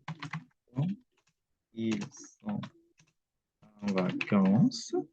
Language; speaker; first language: French; non-native, fluent; Indonesian